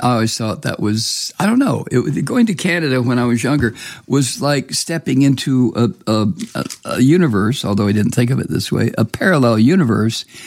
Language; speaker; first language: English; native; English